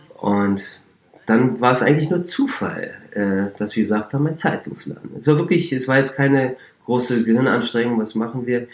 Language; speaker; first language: German; native; German